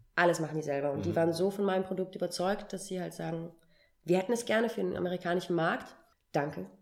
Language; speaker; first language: German; native; German